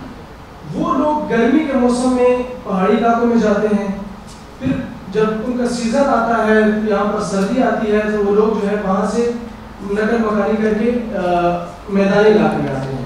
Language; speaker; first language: Urdu; non-native, local second language; Pashto